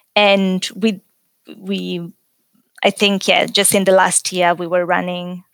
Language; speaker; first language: English; non-native, fluent; Italian